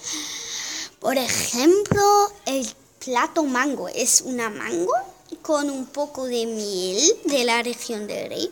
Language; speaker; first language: Spanish; non-native, learner; German